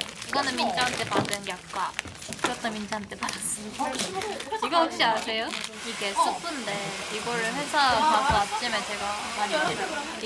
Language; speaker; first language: Korean; non-native, fluent; Japanese